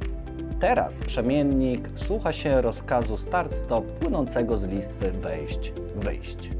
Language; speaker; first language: Polish; native; Polish